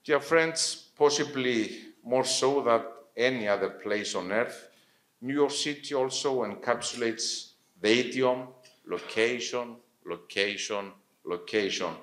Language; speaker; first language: English; non-native, fluent; Greek